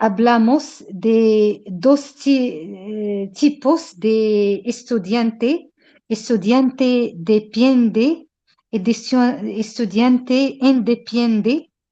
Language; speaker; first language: Spanish; non-native, learner; Arabic